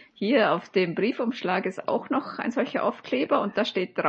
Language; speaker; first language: German; native; German